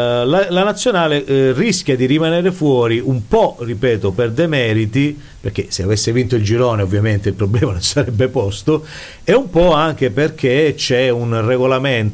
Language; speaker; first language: Italian; native; Italian